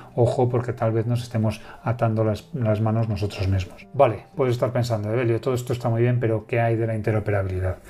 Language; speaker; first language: Spanish; native; Spanish